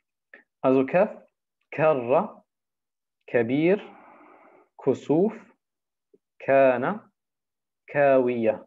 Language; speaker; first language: Arabic; non-native, fluent; German